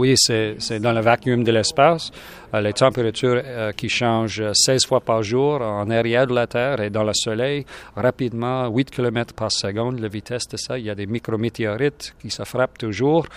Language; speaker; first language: French; non-native, local second language; English